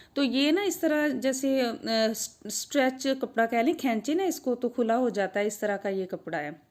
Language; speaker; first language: Urdu; non-native, local second language; Punjabi